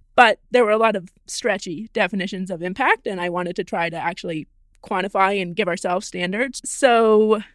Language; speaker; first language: English; native; English